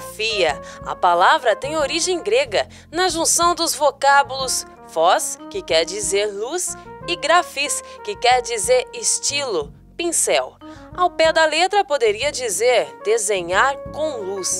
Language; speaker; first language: Portuguese; native; Portuguese